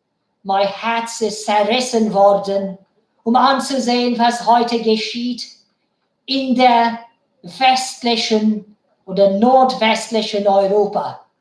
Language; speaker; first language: German; non-native, fluent; Bangla